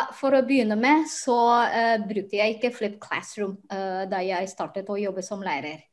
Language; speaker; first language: Norwegian; non-native, fluent; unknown